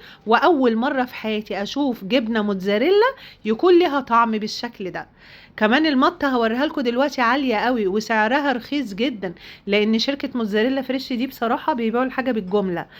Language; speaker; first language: Arabic; native; Arabic